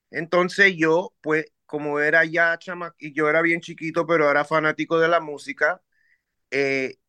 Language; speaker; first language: Spanish; early bilingual, heritage; Spanish